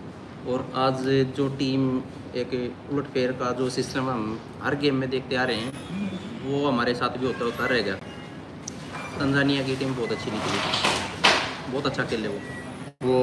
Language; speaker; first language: Hindi; native; Hindi